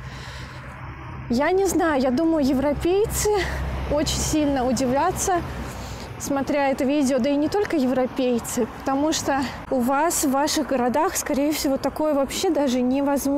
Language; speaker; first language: Russian; native; Russian